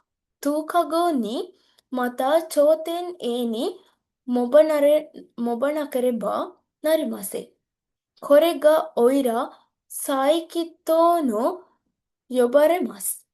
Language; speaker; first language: Japanese; non-native, learner; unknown